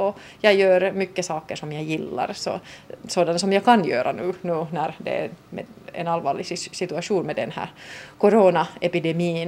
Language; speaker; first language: Swedish; non-native, local second language; Finnish